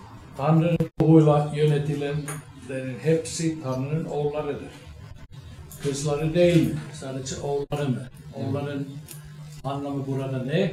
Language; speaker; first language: Turkish; non-native, fluent; Finnish